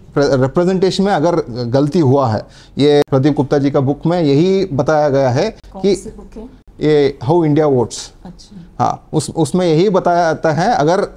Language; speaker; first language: Hindi; non-native, local second language; Kannada